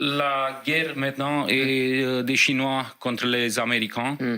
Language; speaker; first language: French; non-native, fluent; Romanian